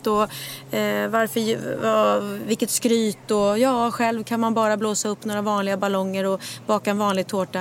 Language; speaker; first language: Swedish; native; Swedish